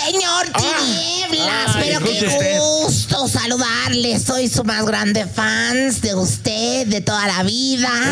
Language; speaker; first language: Spanish; native; Spanish